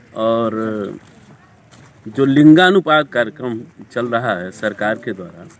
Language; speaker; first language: Hindi; native; Hindi